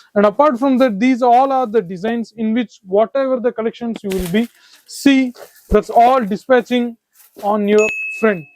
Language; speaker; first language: English; non-native, local second language; Tamil